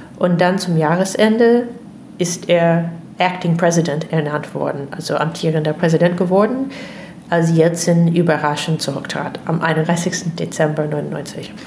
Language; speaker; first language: German; non-native, fluent; English